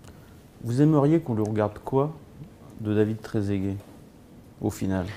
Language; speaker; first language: French; native; French